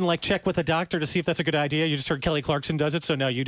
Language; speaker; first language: English; native; English